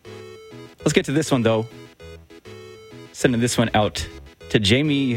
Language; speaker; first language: English; native; English